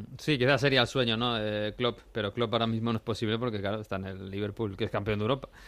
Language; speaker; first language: Spanish; native; Spanish